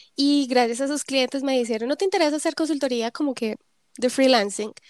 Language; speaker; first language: Spanish; native; Spanish